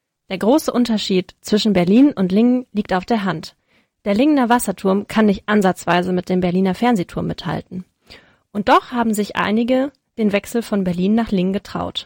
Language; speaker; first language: German; native; German